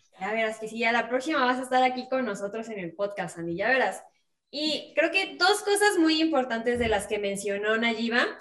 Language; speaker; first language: Spanish; native; Spanish